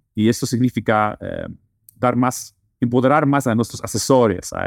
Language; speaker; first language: Spanish; non-native, fluent; Dutch